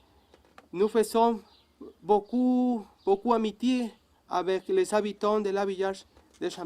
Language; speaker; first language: French; non-native, learner; Spanish